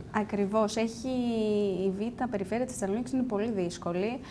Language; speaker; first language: Greek; native; Greek